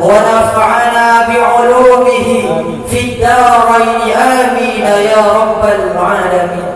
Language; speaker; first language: Arabic; non-native, learner; Achinese